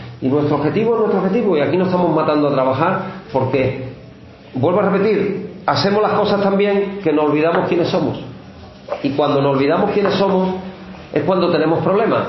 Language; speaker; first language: Spanish; native; Spanish